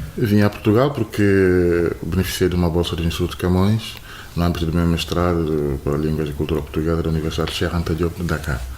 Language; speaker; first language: Portuguese; non-native, fluent; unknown